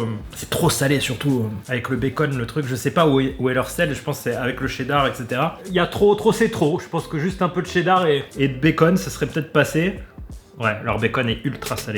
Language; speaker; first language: French; native; French